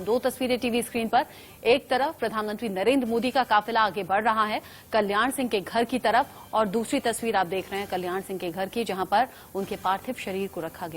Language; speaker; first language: Hindi; native; Hindi